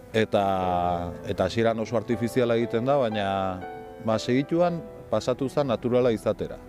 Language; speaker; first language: Basque; non-native, local second language; Spanish